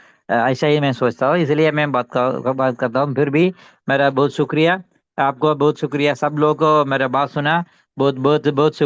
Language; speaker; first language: Hindi; non-native, local second language; Malayalam